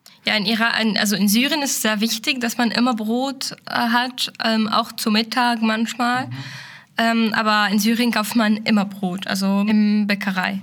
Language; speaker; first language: German; non-native, fluent; Arabic